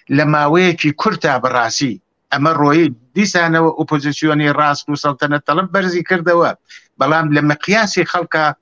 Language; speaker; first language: Central Kurdish; native; Central Kurdish